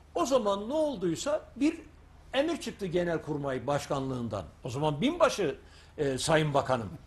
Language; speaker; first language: Turkish; native; Turkish